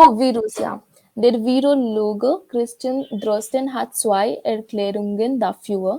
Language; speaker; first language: German; non-native, learner; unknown